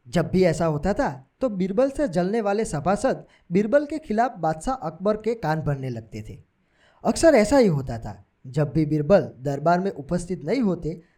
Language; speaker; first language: Hindi; non-native, local second language; Gujarati